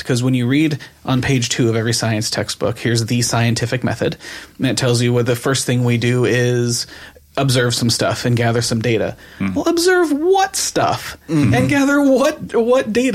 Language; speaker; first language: English; native; English